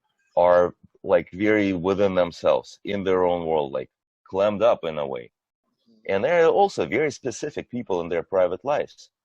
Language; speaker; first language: English; non-native, fluent; Russian